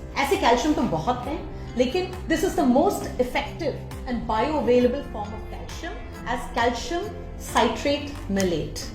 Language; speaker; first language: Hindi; non-native, local second language; Bangla